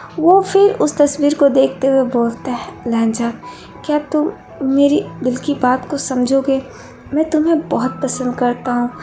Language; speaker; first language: Hindi; native; Hindi